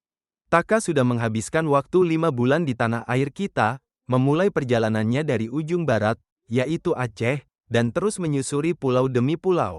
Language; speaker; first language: Indonesian; native; Indonesian